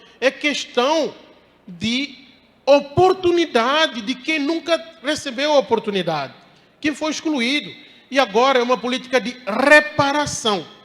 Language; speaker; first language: Portuguese; non-native, local second language; Upper Guinea Crioulo